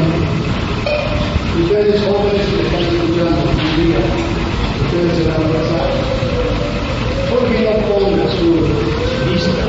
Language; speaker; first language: Spanish; non-native, fluent; English